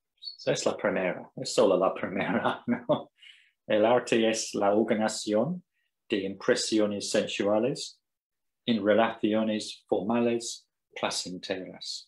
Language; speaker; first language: Spanish; non-native, fluent; English